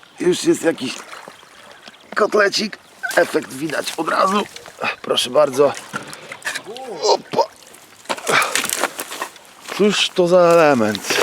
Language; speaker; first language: Polish; native; Polish